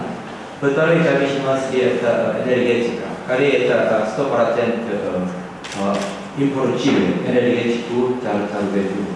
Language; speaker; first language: Russian; non-native, learner; Korean